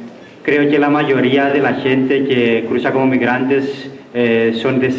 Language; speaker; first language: Spanish; non-native, fluent; Greek